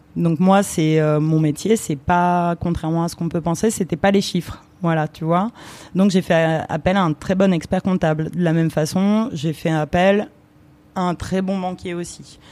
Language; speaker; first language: French; early bilingual, other home language; Romanian